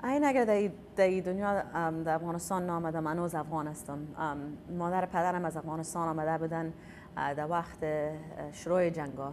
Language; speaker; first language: Persian; early bilingual, heritage; Persian